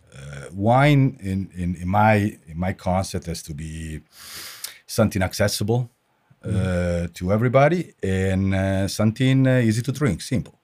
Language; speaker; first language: English; non-native, fluent; Italian